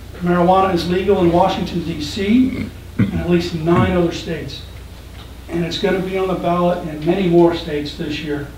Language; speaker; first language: English; native; English